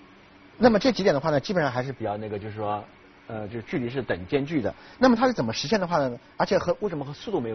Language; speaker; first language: Chinese; native; Chinese